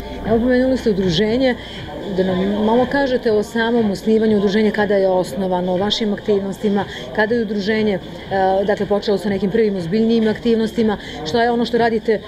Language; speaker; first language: Serbian; native; Serbian